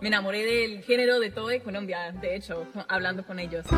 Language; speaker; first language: Spanish; non-native, fluent; English